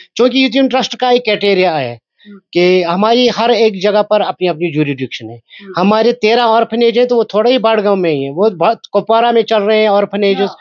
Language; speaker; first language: Hindi; non-native, local second language; Kashmiri